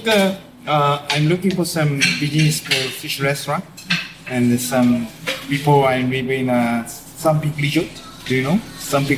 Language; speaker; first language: English; non-native, learner; Korean